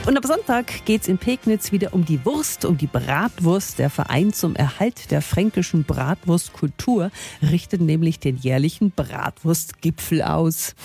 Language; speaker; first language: German; native; German